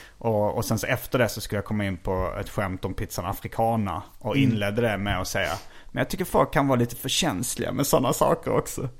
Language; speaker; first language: Swedish; native; Swedish